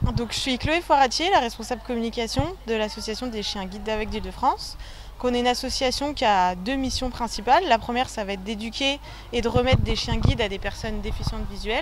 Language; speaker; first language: French; native; French